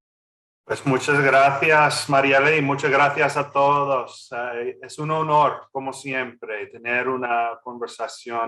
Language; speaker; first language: Spanish; non-native, fluent; English